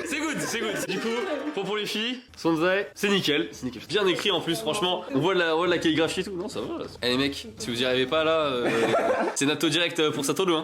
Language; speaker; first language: French; native; French